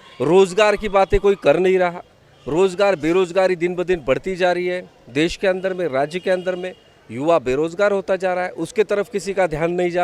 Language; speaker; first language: Hindi; non-native, local second language; Marathi